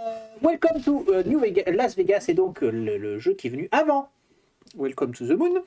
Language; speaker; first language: French; native; French